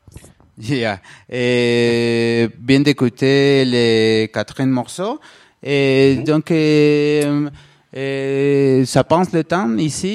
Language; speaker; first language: French; non-native, learner; Spanish